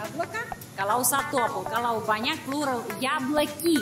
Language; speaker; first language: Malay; non-native, fluent; Russian